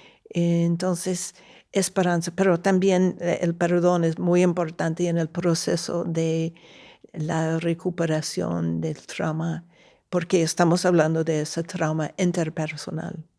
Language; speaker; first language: Spanish; non-native, fluent; English